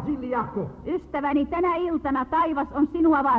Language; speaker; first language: Finnish; native; Finnish